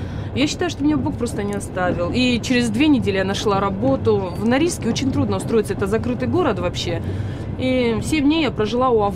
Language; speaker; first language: Russian; native; Russian